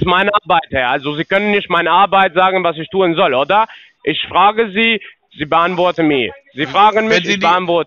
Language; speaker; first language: German; non-native, learner; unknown